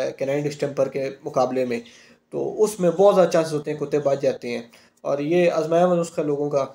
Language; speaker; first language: Urdu; non-native, local second language; Punjabi